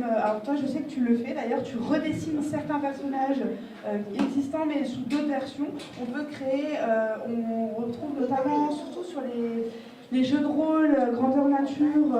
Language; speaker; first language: French; native; French